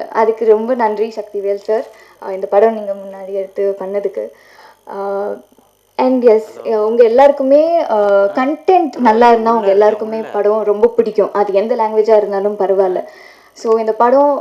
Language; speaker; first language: Tamil; non-native, fluent; Telugu